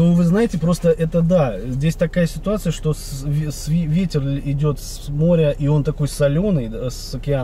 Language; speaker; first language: Russian; native; Russian